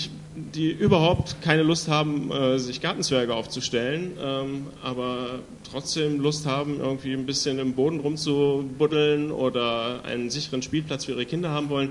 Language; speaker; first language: German; native; German